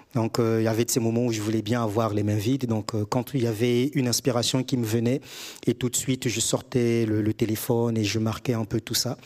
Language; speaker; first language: French; native; French